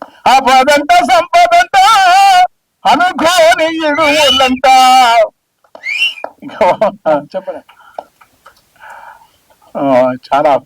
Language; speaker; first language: Telugu; native; Telugu